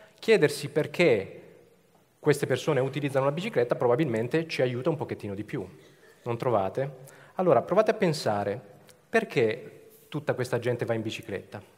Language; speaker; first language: Italian; native; Italian